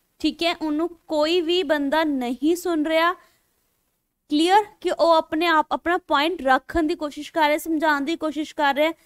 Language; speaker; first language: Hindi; non-native, local second language; Punjabi